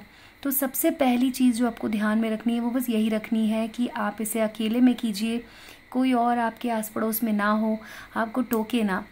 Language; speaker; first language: Hindi; native; Hindi